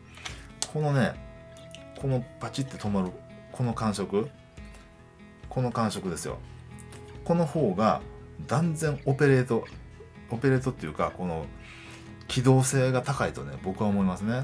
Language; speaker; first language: Japanese; native; Japanese